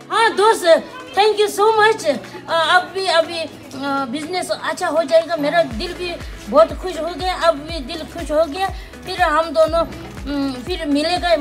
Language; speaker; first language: Hindi; non-native, local second language; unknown